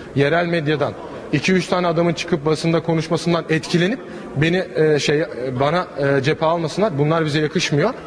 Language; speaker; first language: Turkish; native; Turkish